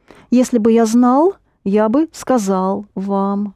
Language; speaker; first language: Russian; native; Russian